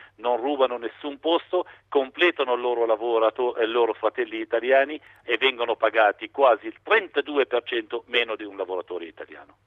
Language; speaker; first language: Italian; non-native, fluent; Arabic